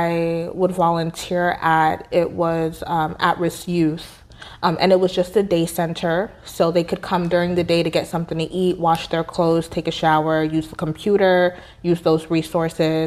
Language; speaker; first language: English; native; English